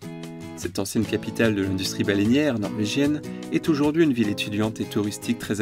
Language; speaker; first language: French; native; French